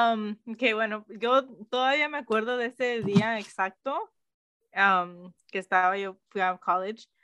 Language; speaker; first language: Spanish; early bilingual, heritage; Spanish